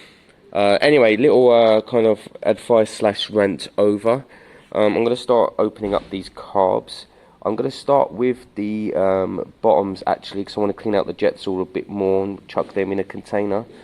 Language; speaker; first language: English; native; English